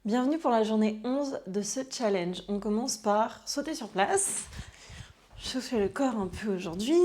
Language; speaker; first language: French; native; French